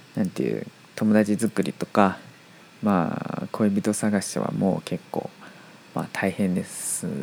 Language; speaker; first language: Japanese; non-native, fluent; Chinese